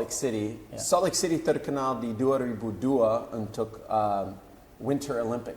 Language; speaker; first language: Indonesian; non-native, fluent; English